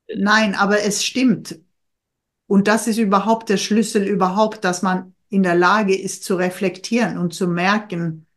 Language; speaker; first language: German; non-native, fluent; Swedish